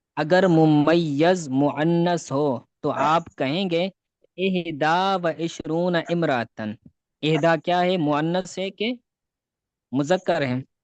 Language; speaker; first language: Urdu; native; Urdu